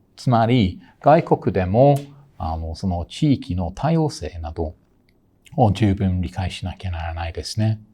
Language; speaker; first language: Japanese; non-native, fluent; English